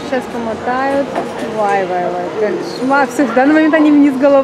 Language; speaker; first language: Russian; native; Russian